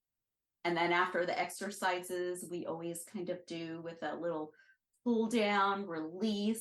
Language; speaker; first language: English; native; English